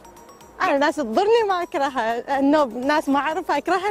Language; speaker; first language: Arabic; native; Arabic